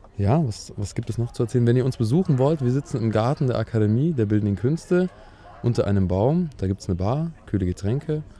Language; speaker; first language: German; native; German